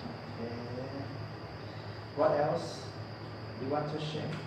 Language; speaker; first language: English; non-native, learner; Lao